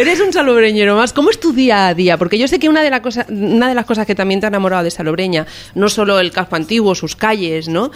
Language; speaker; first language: Spanish; native; Spanish